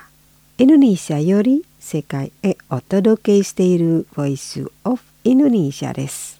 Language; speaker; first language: Japanese; non-native, fluent; Indonesian